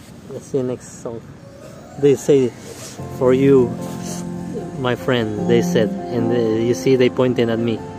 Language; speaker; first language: English; non-native, fluent; Spanish